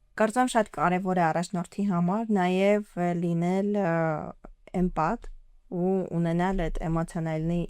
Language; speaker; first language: Armenian; early bilingual, heritage; Armenian